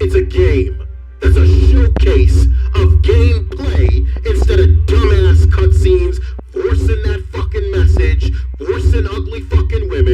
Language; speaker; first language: English; native; English